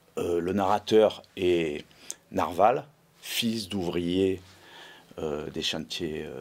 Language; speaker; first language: French; native; French